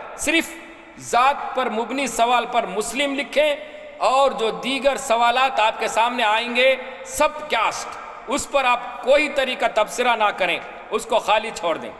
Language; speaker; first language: Urdu; native; Urdu